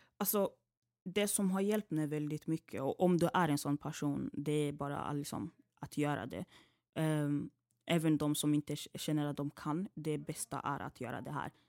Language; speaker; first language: Swedish; early bilingual, other home language; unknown